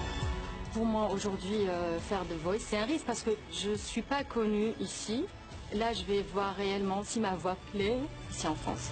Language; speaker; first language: French; non-native, local second language; Arabic